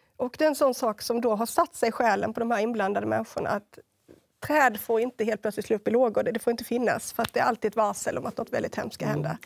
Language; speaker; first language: Swedish; native; Swedish